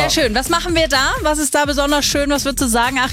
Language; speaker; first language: German; native; German